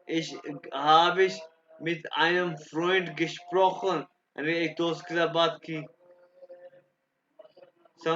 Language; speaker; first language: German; non-native, learner; Urdu